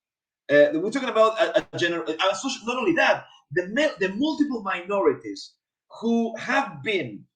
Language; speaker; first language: English; non-native, fluent; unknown